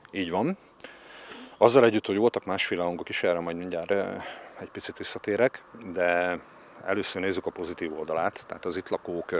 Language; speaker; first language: Hungarian; native; Hungarian